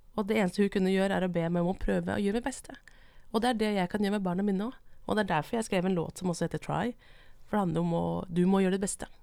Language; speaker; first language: Norwegian; non-native, local second language; Vietnamese